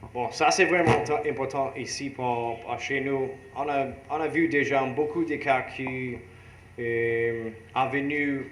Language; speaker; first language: French; non-native, learner; English